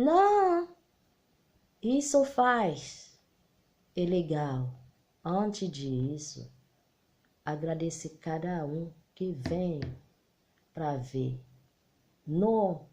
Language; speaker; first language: Portuguese; non-native, learner; Haitian Creole